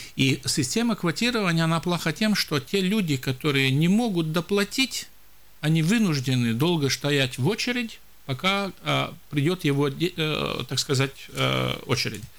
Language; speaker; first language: Russian; non-native, local second language; Latvian